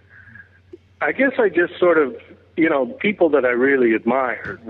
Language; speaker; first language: English; native; English